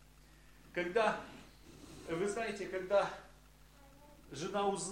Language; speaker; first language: Polish; non-native, learner; Russian